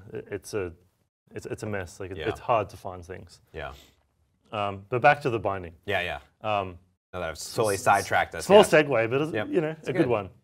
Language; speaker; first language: English; native; English